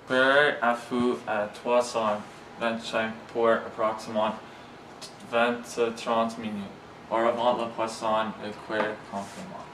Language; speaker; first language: French; non-native, learner; English